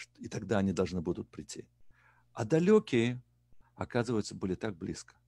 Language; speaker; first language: Russian; native; Russian